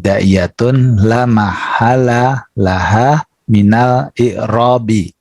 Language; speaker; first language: Arabic; non-native, learner; Indonesian